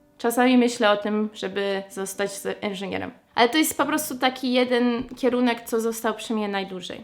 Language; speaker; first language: Polish; early bilingual, heritage; English